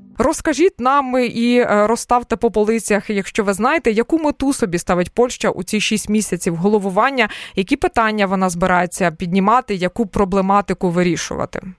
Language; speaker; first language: Ukrainian; native; Ukrainian